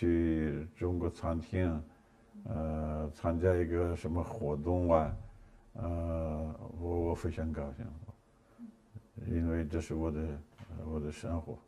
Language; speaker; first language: Chinese; non-native, fluent; Russian